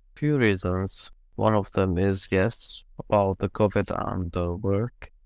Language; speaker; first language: English; non-native, fluent; Arabic